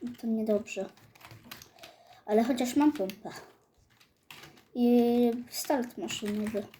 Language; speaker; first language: Polish; native; Polish